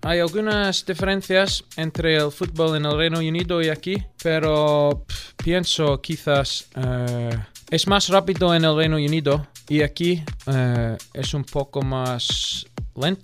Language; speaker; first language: Spanish; non-native, learner; English